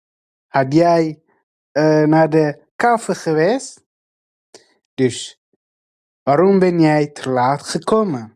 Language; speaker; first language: Dutch; non-native, learner; Tigrinya